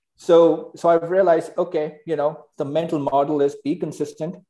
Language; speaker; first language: English; non-native, local second language; Hindi